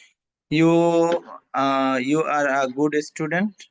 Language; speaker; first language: English; non-native, learner; Bangla